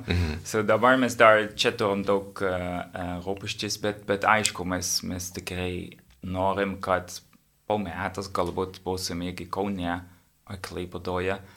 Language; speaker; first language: Lithuanian; non-native, learner; English